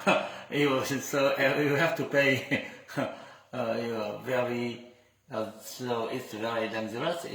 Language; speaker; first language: English; non-native, learner; Vietnamese